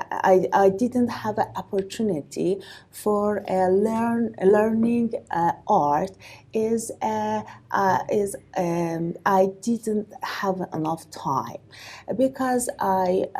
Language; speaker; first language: English; non-native, learner; Persian